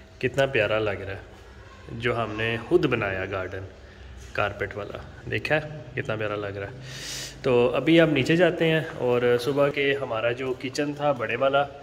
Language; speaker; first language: Urdu; non-native, local second language; Punjabi